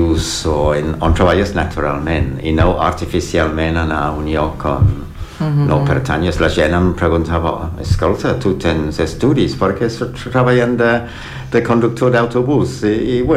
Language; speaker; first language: Catalan; non-native, fluent; English